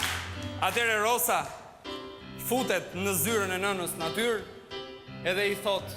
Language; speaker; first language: Albanian; native; Albanian